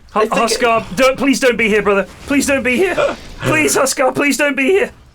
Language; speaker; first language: English; native; English